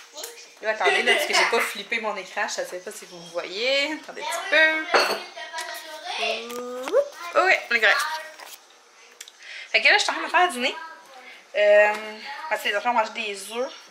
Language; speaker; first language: French; native; French